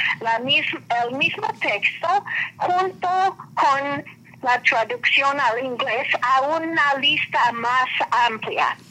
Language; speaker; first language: Spanish; non-native, fluent; English